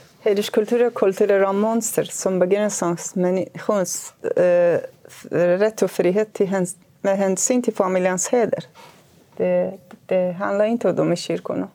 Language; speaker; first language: Swedish; non-native, fluent; Kurdish